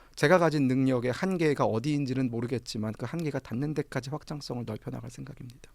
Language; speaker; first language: Korean; native; Korean